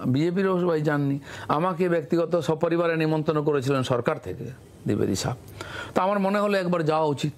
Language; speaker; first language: Bangla; native; Bangla